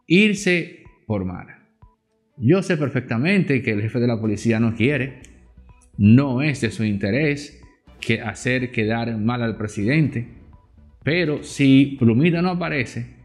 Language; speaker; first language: Spanish; native; Spanish